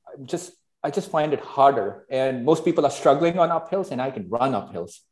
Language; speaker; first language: English; non-native, local second language; Hindi